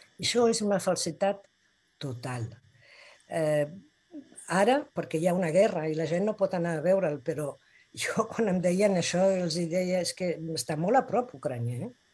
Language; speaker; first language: Catalan; non-native, local second language; Spanish